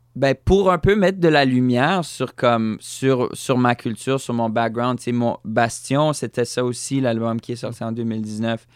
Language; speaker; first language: French; native; French